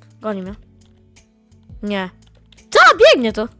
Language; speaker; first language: Polish; native; Polish